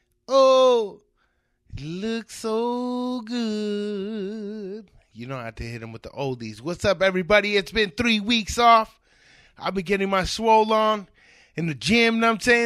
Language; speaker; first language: English; native; English